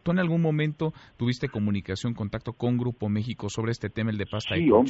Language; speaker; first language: Spanish; native; Spanish